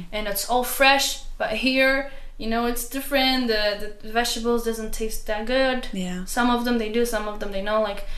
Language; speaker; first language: English; non-native, learner; Arabic